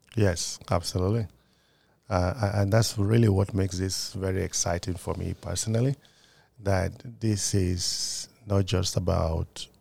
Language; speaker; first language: English; non-native, local second language; Yoruba